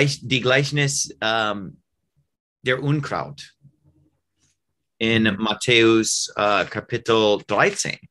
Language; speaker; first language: German; non-native, fluent; English